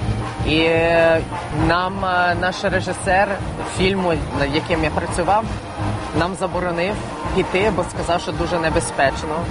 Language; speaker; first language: Ukrainian; non-native, fluent; English